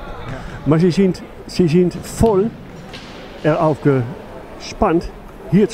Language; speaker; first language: German; non-native, learner; Dutch